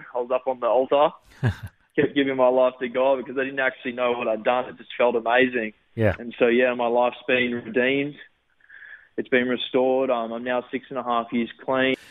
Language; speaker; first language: English; native; English